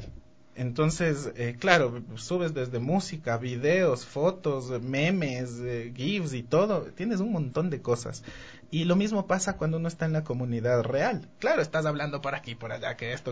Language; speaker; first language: Spanish; native; Spanish